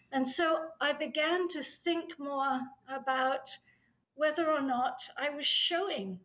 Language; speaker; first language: English; native; English